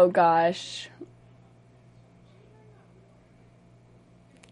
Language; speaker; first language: English; native; English